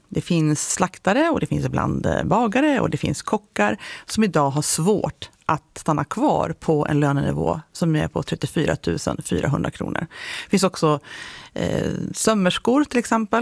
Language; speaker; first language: Swedish; native; Swedish